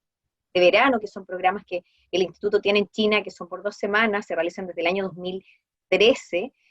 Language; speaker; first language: Spanish; native; Spanish